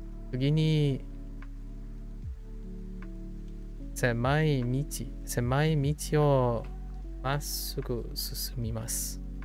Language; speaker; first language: Japanese; non-native, learner; English